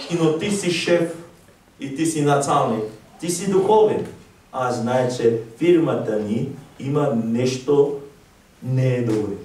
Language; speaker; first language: Bulgarian; non-native, learner; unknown